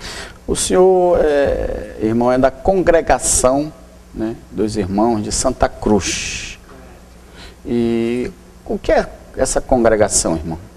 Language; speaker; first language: Portuguese; native; Portuguese